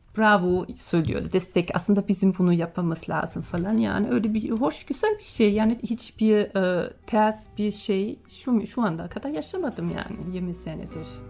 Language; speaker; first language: Turkish; non-native, fluent; German